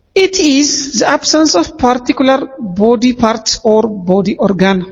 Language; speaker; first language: English; non-native, local second language; Amharic